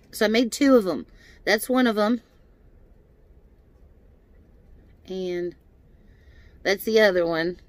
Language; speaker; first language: English; native; English